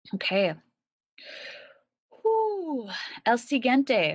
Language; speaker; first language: Spanish; non-native, learner; English